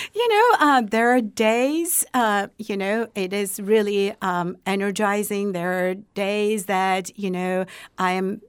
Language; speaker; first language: English; non-native, fluent; Turkish